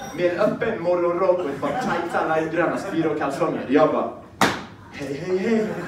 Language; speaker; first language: Swedish; early bilingual, other home language; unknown